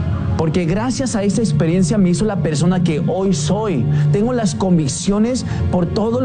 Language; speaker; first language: Spanish; early bilingual, heritage; Spanish